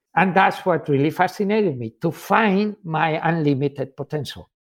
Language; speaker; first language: English; non-native, fluent; Spanish